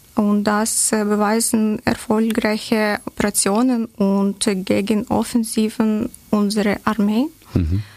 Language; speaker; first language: German; non-native, learner; Ukrainian